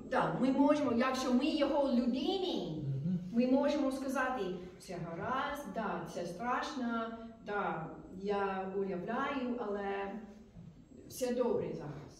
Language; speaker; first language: Ukrainian; non-native, learner; English